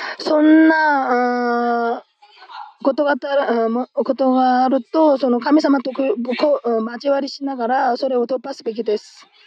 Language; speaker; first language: Japanese; non-native, fluent; Korean